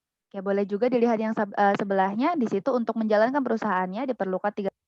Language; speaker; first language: Indonesian; native; Indonesian